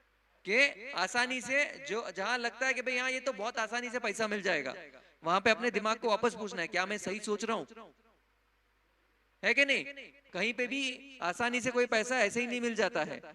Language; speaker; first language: Hindi; non-native, local second language; Gujarati